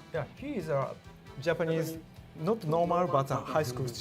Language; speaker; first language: English; non-native, learner; Japanese